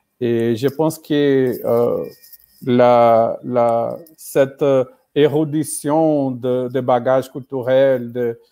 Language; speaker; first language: French; non-native, learner; Portuguese